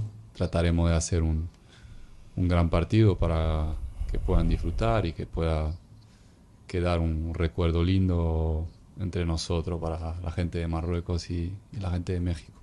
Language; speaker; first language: Spanish; non-native, fluent; Arabic